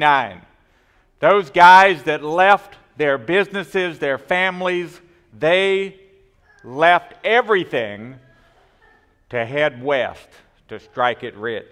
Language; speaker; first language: English; native; English